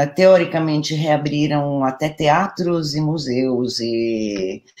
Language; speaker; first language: Portuguese; non-native, fluent; Italian